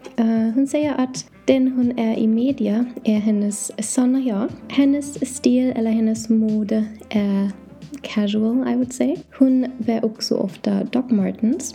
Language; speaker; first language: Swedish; non-native, learner; English